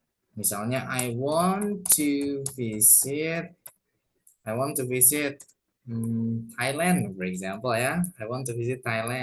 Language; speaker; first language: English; non-native, fluent; Indonesian